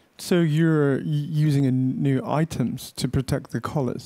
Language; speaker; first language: English; non-native, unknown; Korean